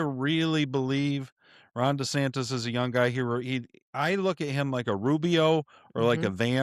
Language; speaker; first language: English; native; English